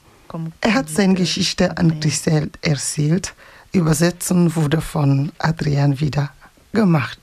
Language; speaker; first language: German; non-native, fluent; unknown